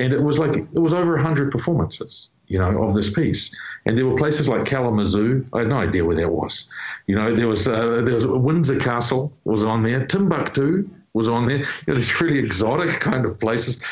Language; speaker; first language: English; native; English